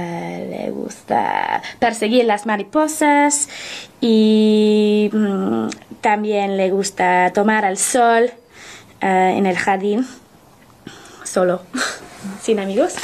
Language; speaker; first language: Spanish; non-native, learner; English